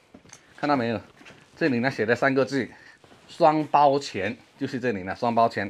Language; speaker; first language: Chinese; native; Chinese